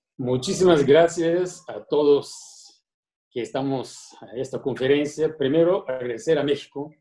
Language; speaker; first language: Spanish; non-native, fluent; Bulgarian